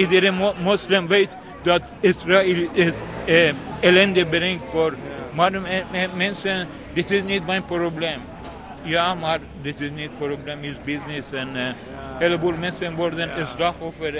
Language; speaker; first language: Dutch; non-native, learner; Persian